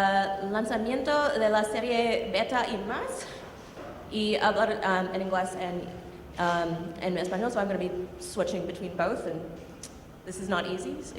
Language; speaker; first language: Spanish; non-native, learner; English